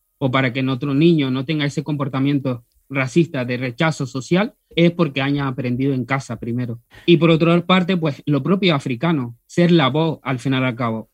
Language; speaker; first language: Spanish; early bilingual, other home language; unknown